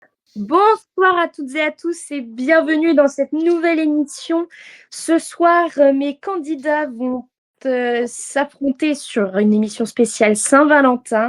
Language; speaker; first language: French; native; French